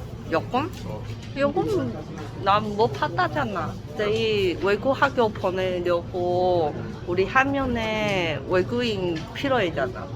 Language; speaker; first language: Korean; non-native, learner; Chinese